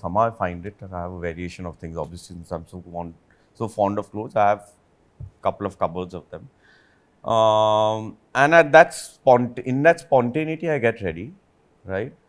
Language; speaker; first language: English; non-native, local second language; Hindi